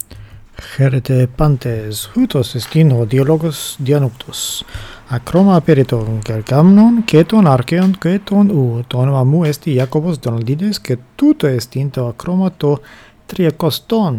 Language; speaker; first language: Greek; non-native, learner; English